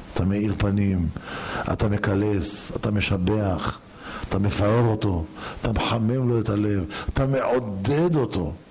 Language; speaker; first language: Hebrew; native; Hebrew